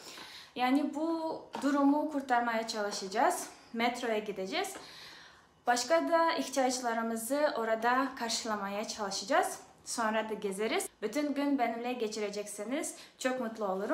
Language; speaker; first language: Turkish; non-native, fluent; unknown